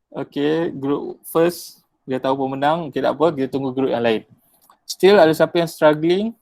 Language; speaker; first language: Malay; native; Malay